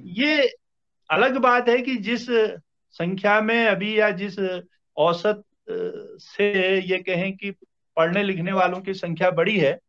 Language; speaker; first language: Hindi; native; Hindi